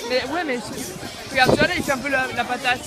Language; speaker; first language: French; native; French